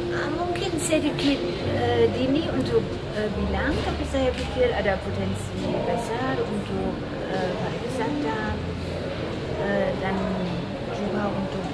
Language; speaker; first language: Indonesian; non-native, fluent; German